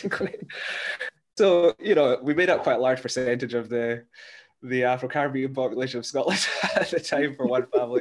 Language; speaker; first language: English; native; English